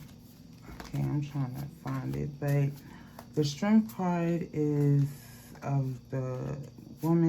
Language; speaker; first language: English; native; English